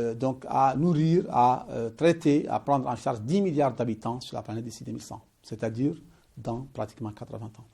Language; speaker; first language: French; non-native, local second language; Arabic